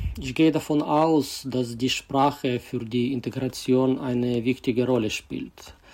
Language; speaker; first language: German; non-native, fluent; Ukrainian